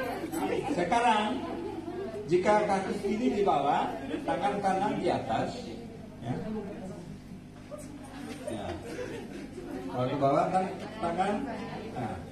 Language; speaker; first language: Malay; non-native, fluent; Bangla